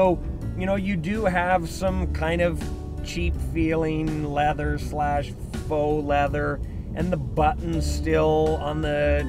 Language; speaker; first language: English; native; English